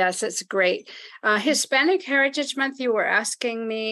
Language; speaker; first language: English; non-native, fluent; Spanish